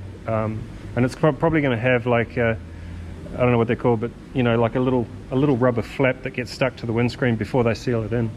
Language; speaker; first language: English; native; English